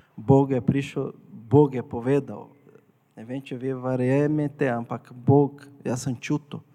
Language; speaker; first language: Slovenian; non-native, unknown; Portuguese